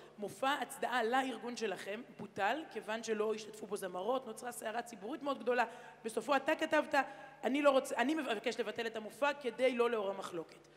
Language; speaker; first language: Hebrew; native; Hebrew